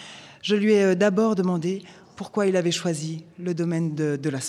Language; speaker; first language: French; native; French